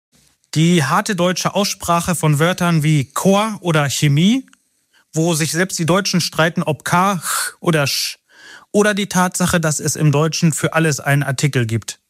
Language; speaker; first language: German; native; German